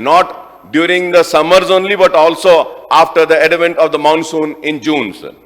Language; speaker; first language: English; non-native, local second language; Urdu